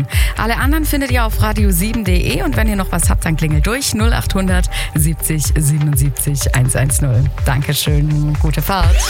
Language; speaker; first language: German; native; German